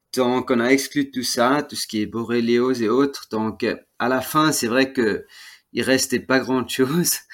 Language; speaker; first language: French; non-native, fluent; Swiss German